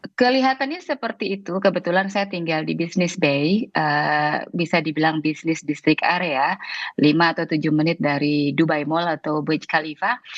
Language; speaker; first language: Indonesian; native; Indonesian